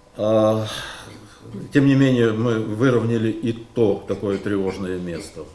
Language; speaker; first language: Russian; native; Russian